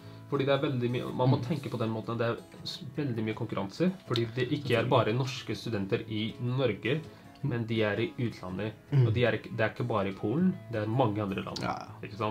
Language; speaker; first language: Norwegian; early bilingual, other home language; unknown